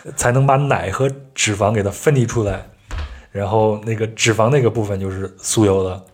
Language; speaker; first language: Chinese; native; Chinese